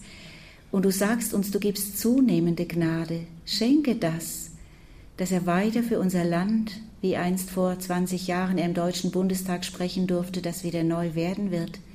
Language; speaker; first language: German; native; German